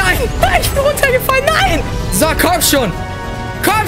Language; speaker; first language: German; native; German